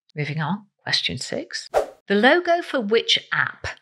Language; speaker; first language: English; native; English